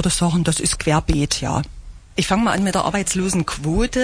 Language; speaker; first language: German; native; German